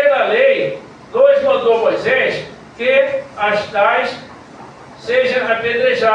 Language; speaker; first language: Portuguese; native; Portuguese